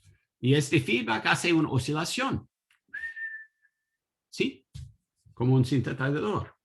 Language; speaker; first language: Spanish; non-native, learner; English